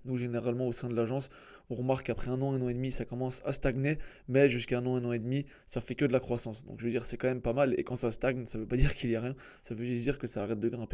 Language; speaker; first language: French; native; French